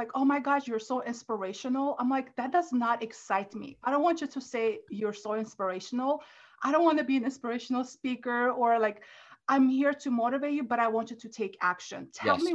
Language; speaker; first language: English; non-native, fluent; Armenian